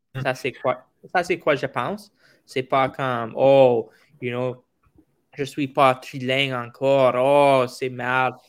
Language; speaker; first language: French; non-native, local second language; English